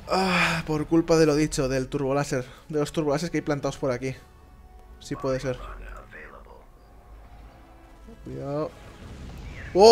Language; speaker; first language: Spanish; native; Spanish